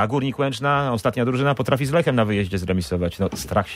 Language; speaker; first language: Polish; native; Polish